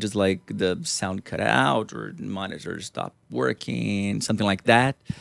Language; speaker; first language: English; non-native, fluent; Portuguese